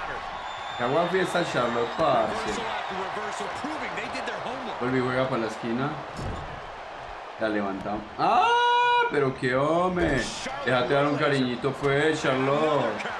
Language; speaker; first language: Spanish; native; Spanish